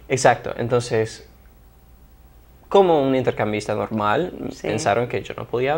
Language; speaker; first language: Spanish; non-native, fluent; English